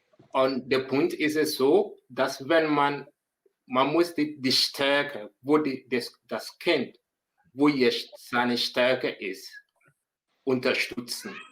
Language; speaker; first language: German; non-native, learner; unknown